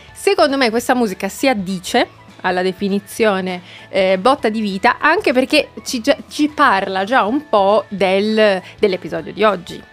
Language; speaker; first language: Italian; native; Italian